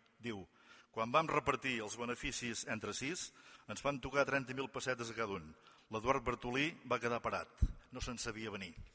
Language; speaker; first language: Catalan; native; Catalan